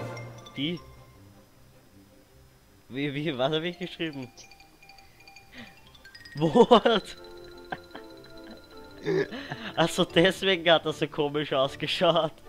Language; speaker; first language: German; native; German